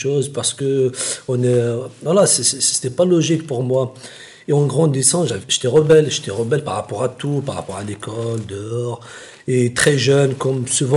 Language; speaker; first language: French; non-native, local second language; Kabyle